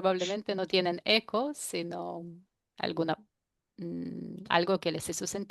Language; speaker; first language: Spanish; non-native, fluent; Russian